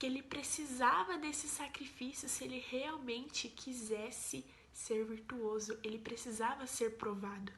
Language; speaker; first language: Portuguese; native; Portuguese